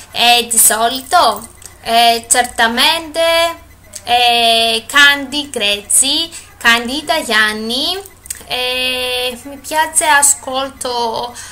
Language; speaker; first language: Italian; non-native, learner; Greek